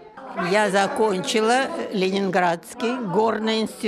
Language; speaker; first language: Czech; non-native, learner; Russian